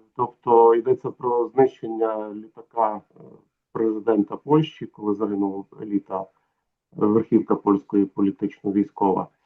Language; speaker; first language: Ukrainian; native; Ukrainian